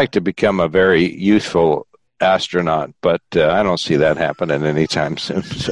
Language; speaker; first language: English; native; English